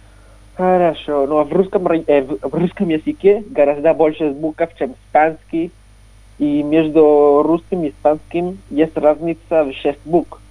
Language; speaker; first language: Russian; non-native, learner; Spanish